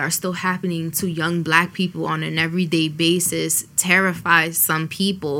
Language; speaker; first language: English; early bilingual, other home language; Spanish